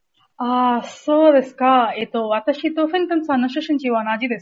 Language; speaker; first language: Japanese; non-native, learner; Hindi